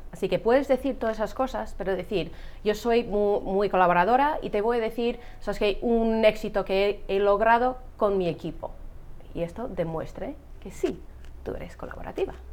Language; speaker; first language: Spanish; non-native, fluent; English